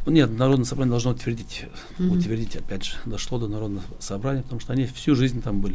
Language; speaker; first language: Russian; non-native, local second language; Gagauz